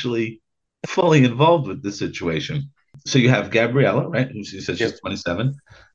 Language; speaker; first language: English; native; English